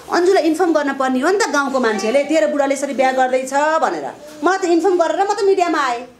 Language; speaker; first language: Nepali; native; Nepali